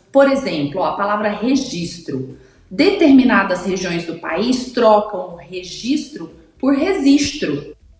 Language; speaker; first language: Portuguese; native; Portuguese